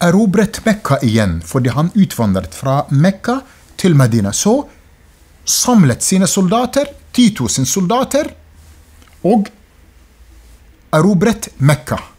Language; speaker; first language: Norwegian; non-native, fluent; Arabic